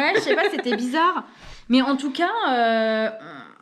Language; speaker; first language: French; native; French